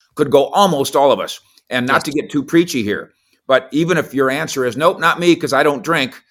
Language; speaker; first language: English; native; English